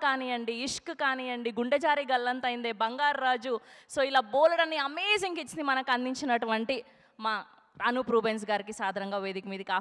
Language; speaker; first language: Telugu; native; Telugu